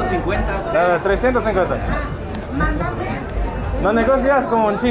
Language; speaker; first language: Spanish; non-native, fluent; English